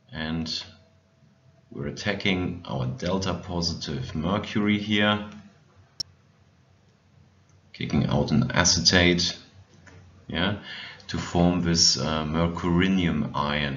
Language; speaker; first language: English; non-native, fluent; German